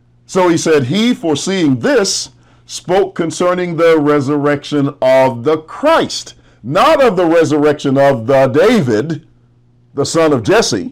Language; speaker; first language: English; native; English